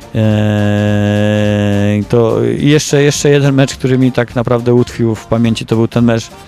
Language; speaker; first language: Polish; native; Polish